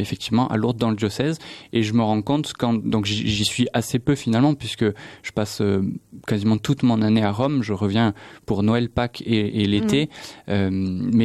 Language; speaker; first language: French; native; French